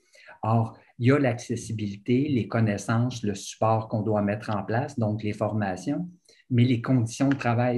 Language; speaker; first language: French; native; French